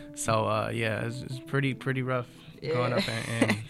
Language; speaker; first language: English; native; English